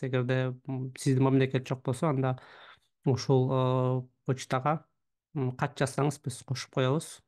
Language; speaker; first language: Kyrgyz; native; Kyrgyz